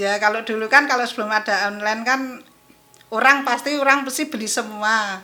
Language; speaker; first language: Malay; non-native, local second language; Javanese